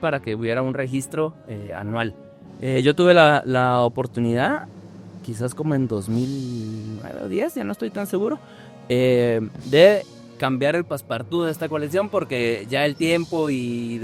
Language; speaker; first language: Spanish; native; Spanish